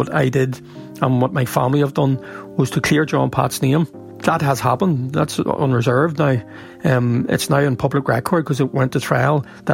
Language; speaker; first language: English; native; English